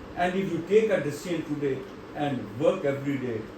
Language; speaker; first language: English; non-native, local second language; Urdu